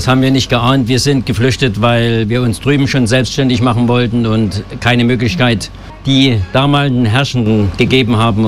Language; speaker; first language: German; native; German